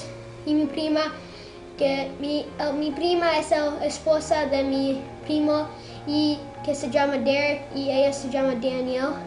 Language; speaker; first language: Spanish; non-native, learner; English